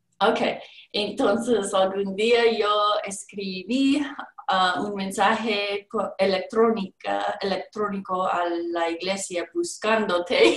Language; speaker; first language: Spanish; non-native, learner; English